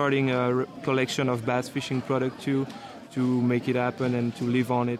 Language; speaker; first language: English; non-native, fluent; French